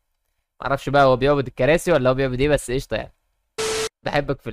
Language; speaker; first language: Arabic; native; Arabic